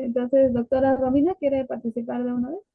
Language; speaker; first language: Spanish; native; Spanish